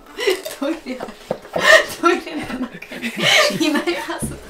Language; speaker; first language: Japanese; non-native, fluent; English